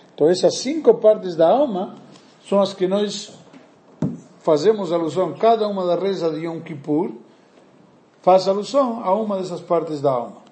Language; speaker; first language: Portuguese; non-native, fluent; Spanish